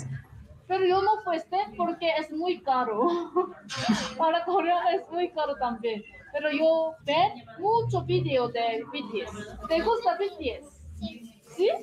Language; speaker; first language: Spanish; non-native, learner; Korean